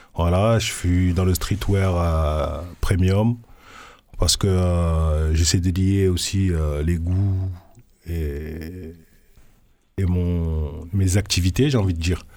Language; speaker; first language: French; native; French